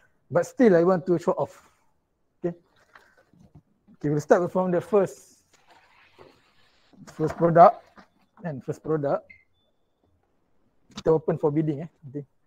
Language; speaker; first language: English; non-native, local second language; Malay